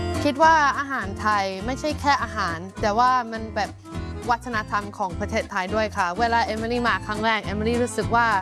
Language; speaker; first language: Thai; non-native, fluent; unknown